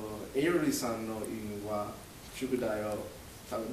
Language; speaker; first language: Japanese; non-native, learner; English